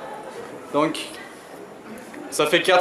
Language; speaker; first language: French; non-native, fluent; Armenian